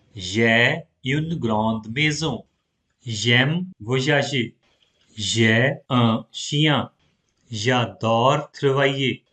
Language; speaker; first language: French; non-native, fluent; Hindi